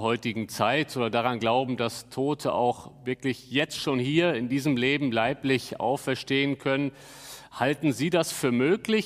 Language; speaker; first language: German; native; German